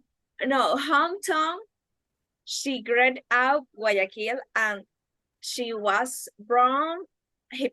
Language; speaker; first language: English; non-native, learner; Spanish